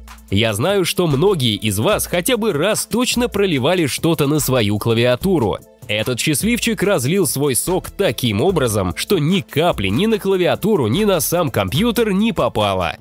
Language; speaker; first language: Russian; native; Russian